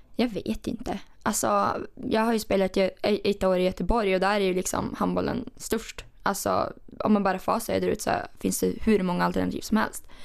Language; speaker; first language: Swedish; native; Swedish